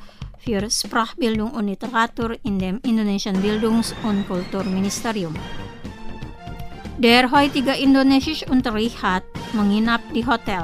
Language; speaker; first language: German; non-native, fluent; Indonesian